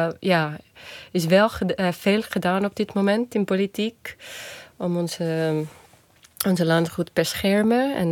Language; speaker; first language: Dutch; non-native, fluent; Estonian